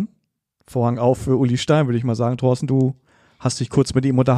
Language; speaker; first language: German; native; German